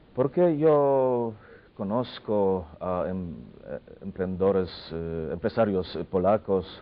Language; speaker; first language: Spanish; non-native, fluent; Polish